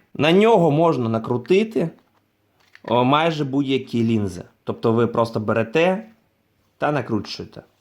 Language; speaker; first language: Ukrainian; non-native, local second language; Russian